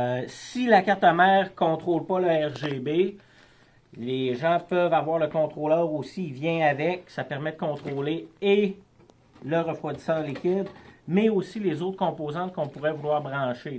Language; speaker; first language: French; native; French